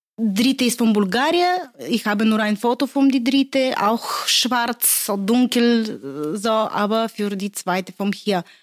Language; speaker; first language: German; non-native, learner; Bulgarian